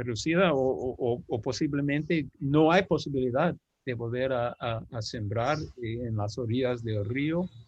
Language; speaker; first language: Spanish; non-native, fluent; English